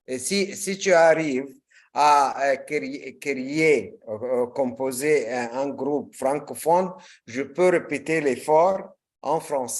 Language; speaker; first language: French; non-native, fluent; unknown